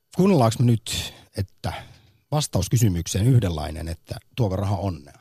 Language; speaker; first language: Finnish; native; Finnish